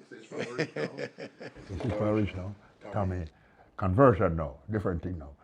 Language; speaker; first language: English; native; English